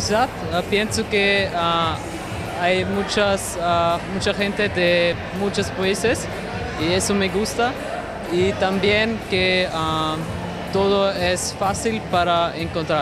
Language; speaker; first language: Spanish; non-native, learner; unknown